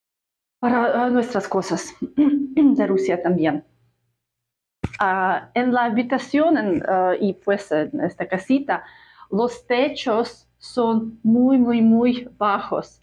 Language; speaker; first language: Spanish; non-native, fluent; Russian